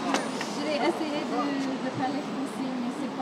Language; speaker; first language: French; non-native, learner; English